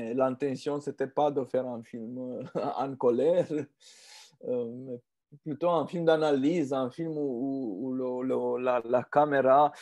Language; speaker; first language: French; non-native, fluent; Romanian